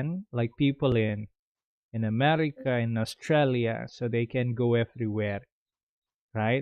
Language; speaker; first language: English; non-native, fluent; Indonesian